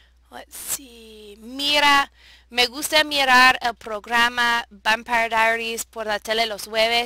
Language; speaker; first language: Spanish; non-native, fluent; English